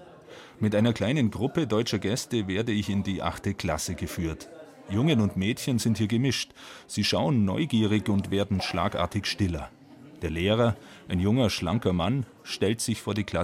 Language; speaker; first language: German; native; German